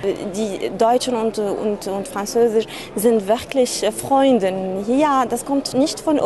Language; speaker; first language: German; non-native, learner; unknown